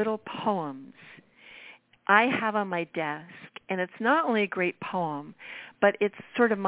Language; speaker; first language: English; native; English